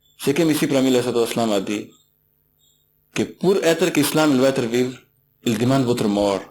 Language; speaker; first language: French; non-native, learner; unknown